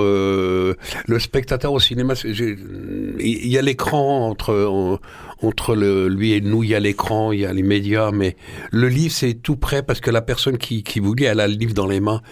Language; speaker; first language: French; early bilingual, other home language; Arabic